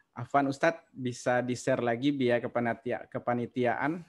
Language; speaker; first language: Indonesian; native; Indonesian